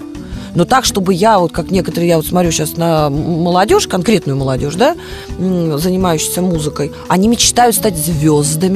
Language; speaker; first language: Russian; native; Russian